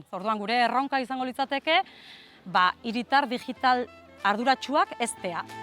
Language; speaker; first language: Basque; native; Basque